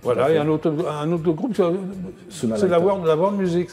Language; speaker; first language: French; native; French